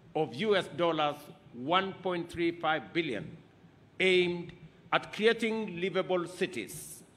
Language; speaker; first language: English; non-native, local second language; Kalenjin